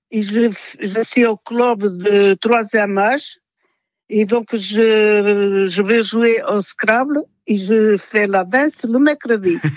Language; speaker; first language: French; non-native, fluent; Portuguese